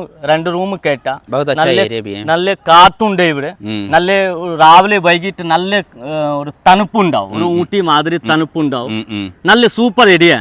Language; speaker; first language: Malayalam; non-native, fluent; Hindi